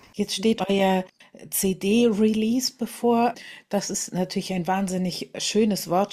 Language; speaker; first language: German; native; German